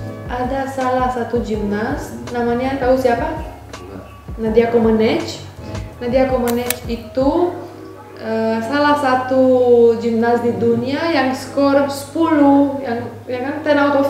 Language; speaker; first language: Indonesian; non-native, fluent; Romanian